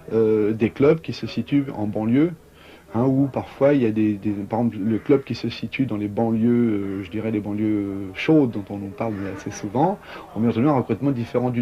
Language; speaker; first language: French; native; French